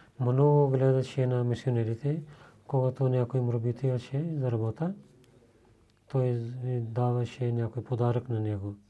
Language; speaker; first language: Bulgarian; non-native, learner; Urdu